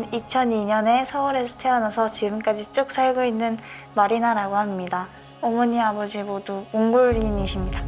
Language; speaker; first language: Korean; early bilingual, other home language; Mongolian